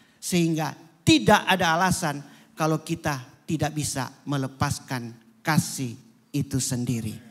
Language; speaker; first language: Indonesian; native; Indonesian